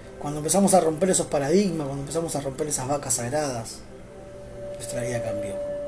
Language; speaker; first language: Spanish; native; Spanish